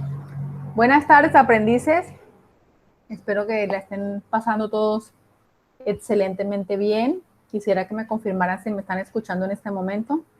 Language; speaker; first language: Spanish; native; Spanish